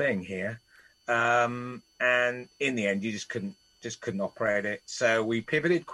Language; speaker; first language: English; native; English